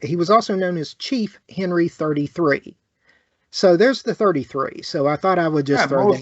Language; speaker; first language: English; native; English